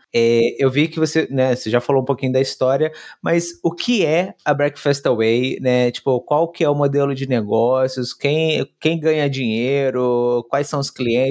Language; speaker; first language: Portuguese; native; Portuguese